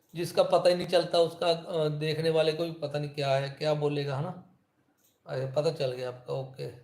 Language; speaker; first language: Hindi; native; Hindi